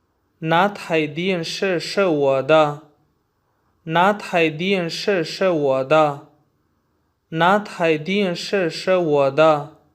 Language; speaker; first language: Chinese; non-native, learner; Urdu